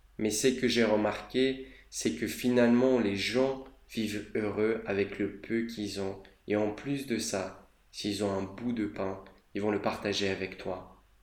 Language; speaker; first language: French; non-native, fluent; Romanian